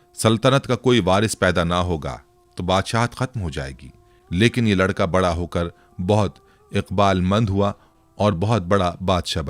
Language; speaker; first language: Urdu; native; Urdu